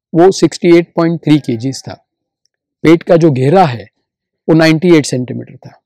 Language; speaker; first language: Hindi; non-native, local second language; Marathi